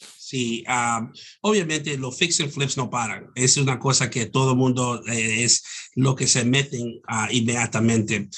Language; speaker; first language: Spanish; early bilingual, heritage; Spanish